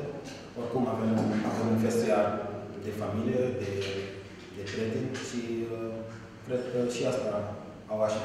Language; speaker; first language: Romanian; non-native, learner; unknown